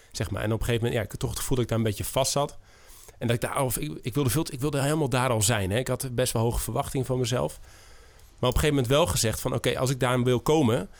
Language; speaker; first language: Dutch; native; Dutch